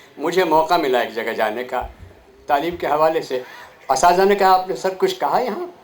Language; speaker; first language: Urdu; native; Urdu